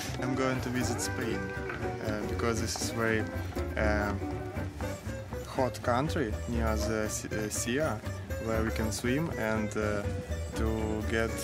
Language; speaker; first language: English; non-native, learner; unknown